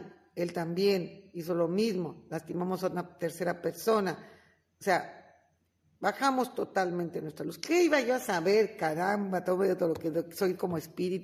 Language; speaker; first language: Spanish; native; Spanish